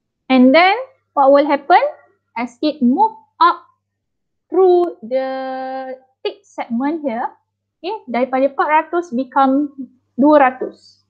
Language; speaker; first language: English; non-native, local second language; Malay